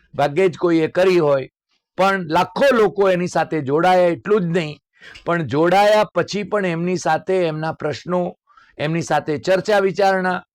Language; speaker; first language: Gujarati; native; Gujarati